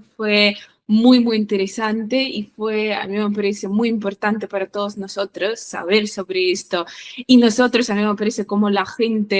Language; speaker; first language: Spanish; non-native, fluent; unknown